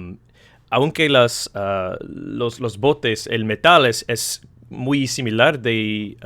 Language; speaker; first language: Spanish; non-native, learner; English